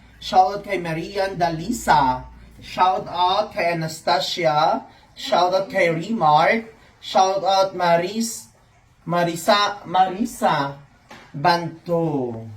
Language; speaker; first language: Filipino; non-native, local second language; Cebuano